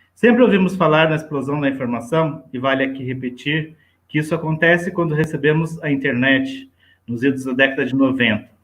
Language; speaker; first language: Portuguese; native; Portuguese